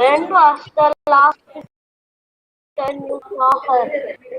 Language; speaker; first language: English; non-native, learner; Tamil